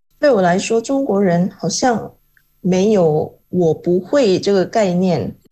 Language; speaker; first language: Chinese; non-native, fluent; Indonesian